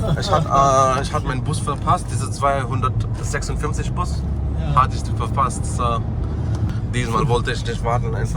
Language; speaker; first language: German; non-native, learner; Hindi